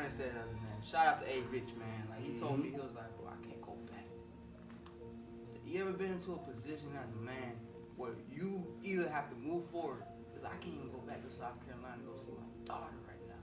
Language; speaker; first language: English; non-native, fluent; Haitian Creole